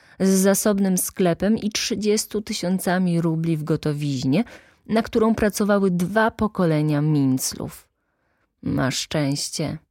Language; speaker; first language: Polish; native; Polish